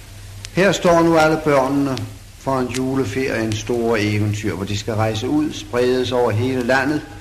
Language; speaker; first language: Danish; native; Danish